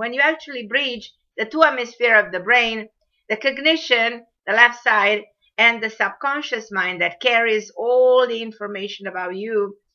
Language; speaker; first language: English; non-native, fluent; Romanian